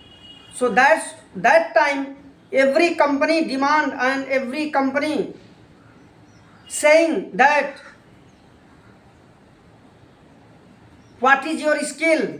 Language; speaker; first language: English; non-native, learner; Hindi